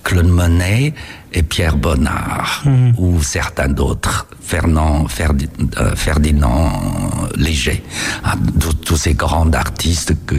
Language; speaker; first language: French; non-native, fluent; Chinese